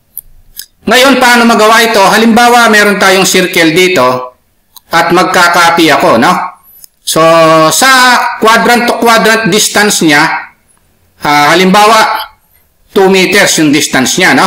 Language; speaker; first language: Filipino; native; Filipino